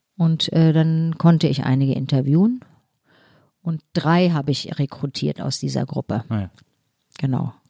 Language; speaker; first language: German; native; German